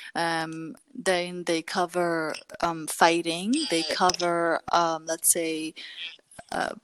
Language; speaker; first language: English; early bilingual, other home language; Kurdish